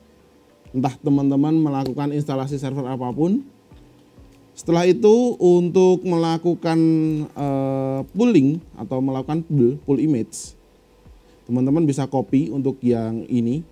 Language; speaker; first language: Indonesian; native; Indonesian